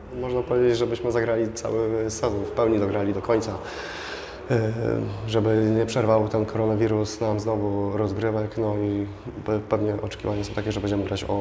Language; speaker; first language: Polish; native; Polish